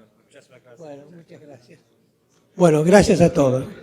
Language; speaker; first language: Spanish; native; Spanish